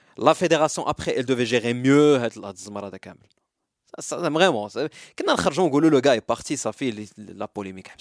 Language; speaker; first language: French; non-native, local second language; Arabic